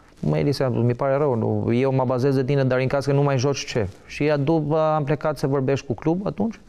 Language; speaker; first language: Romanian; non-native, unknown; Albanian